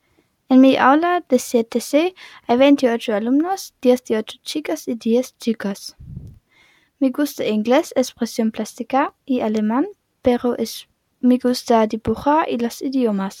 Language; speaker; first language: Spanish; non-native, learner; German